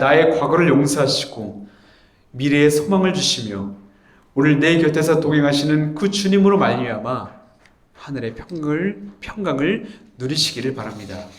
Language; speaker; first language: Korean; native; Korean